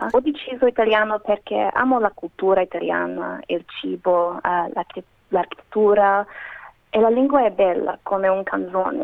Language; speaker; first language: Italian; non-native, learner; Macedonian